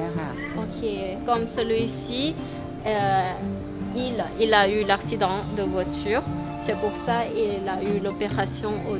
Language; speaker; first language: French; non-native, learner; Thai